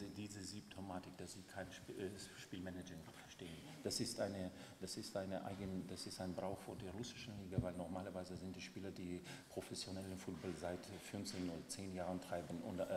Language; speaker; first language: German; non-native, fluent; Russian